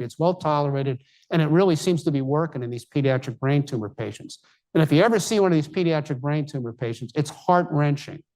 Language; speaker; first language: English; native; English